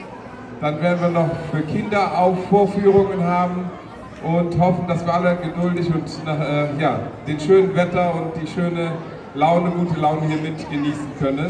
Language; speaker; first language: German; non-native, fluent; Bangla